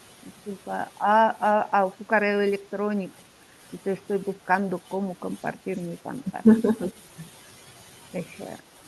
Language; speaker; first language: Spanish; non-native, learner; Russian